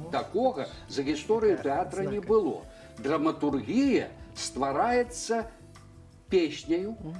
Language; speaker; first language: Belarusian; non-native, local second language; Russian